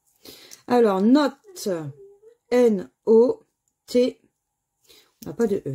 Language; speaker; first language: French; native; French